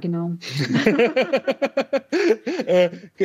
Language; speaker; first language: German; non-native, learner; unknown